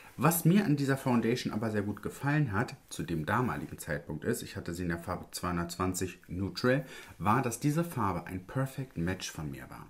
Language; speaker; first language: German; early bilingual, other home language; Italian